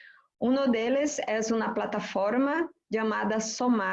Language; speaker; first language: Spanish; non-native, fluent; Portuguese